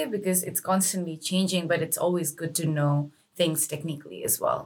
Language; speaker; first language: English; non-native, local second language; Nepali